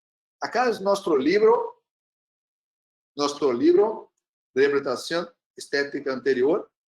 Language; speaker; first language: Spanish; non-native, learner; Portuguese